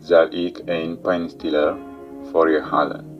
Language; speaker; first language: Dutch; non-native, learner; Tigrinya